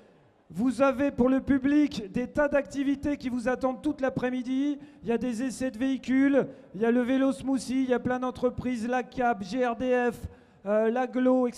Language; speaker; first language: French; native; French